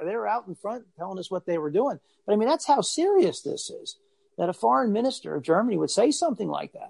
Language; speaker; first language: English; native; English